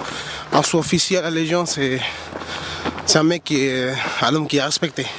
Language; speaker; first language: French; non-native, fluent; Spanish